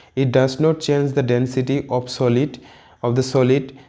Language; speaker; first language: English; non-native, local second language; Bangla